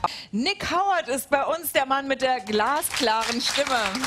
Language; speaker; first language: German; native; German